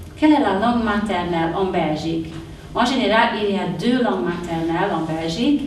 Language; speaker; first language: French; non-native, fluent; Hungarian